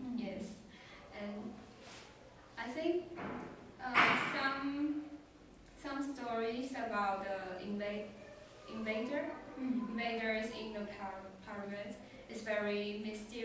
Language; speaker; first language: English; non-native, learner; Chinese